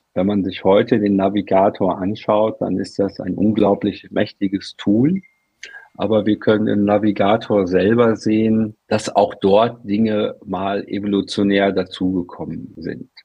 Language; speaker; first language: German; native; German